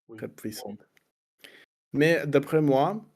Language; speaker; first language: French; non-native, learner; Russian